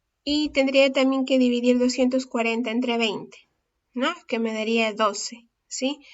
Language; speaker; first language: Spanish; native; Spanish